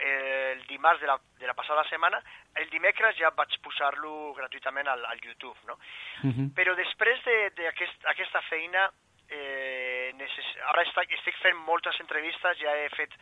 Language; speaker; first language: Catalan; non-native, fluent; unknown